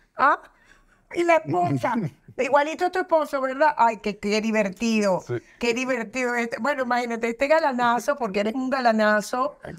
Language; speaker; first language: Spanish; native; Spanish